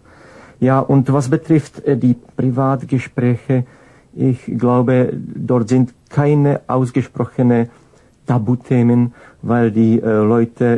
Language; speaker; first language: German; non-native, fluent; Czech